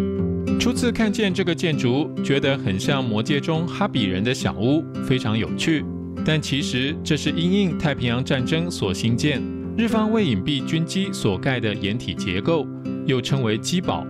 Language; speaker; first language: Chinese; native; Chinese